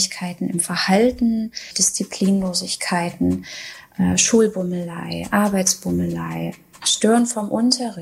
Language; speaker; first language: German; native; German